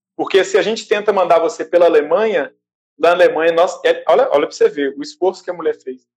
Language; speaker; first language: Portuguese; native; Portuguese